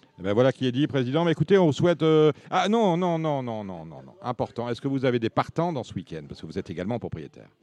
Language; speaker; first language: French; native; French